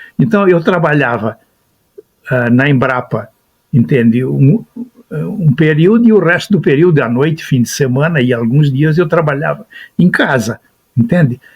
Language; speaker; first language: Portuguese; native; Portuguese